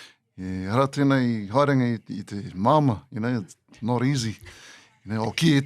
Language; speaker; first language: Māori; non-native, local second language; English